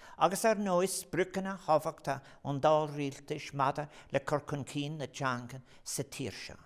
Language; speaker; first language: Irish; non-native, local second language; English